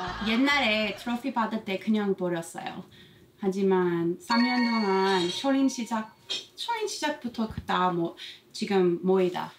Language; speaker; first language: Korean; non-native, learner; English